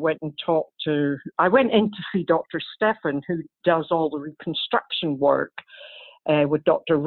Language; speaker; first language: English; native; English